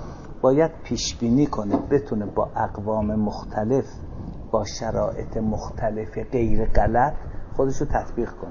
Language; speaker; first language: Persian; native; Persian